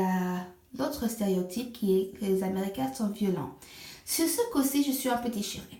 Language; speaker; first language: French; non-native, fluent; English